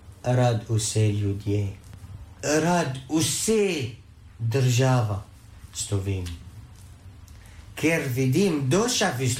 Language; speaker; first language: Slovenian; non-native, learner; Arabic